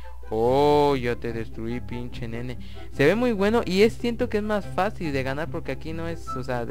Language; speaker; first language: Spanish; native; Spanish